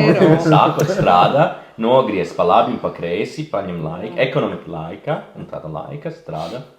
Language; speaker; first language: Latvian; non-native, learner; Italian